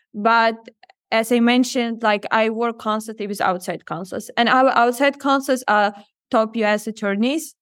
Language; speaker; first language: English; non-native, fluent; Ukrainian